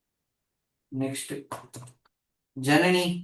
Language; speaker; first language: Tamil; native; Tamil